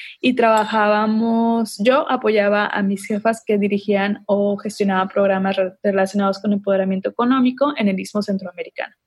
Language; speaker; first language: Spanish; native; Spanish